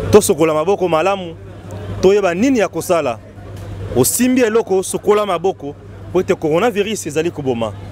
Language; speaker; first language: Lingala; native; Lingala